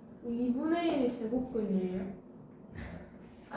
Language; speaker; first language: Korean; native; Korean